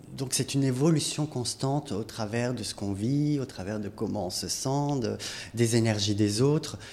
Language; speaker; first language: French; native; French